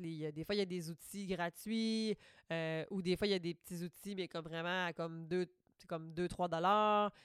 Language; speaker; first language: French; native; French